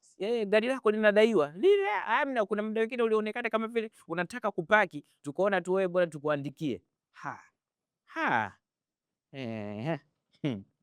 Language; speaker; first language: Swahili; native; Swahili